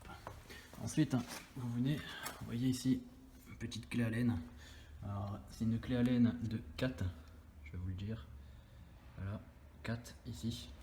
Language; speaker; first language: French; native; French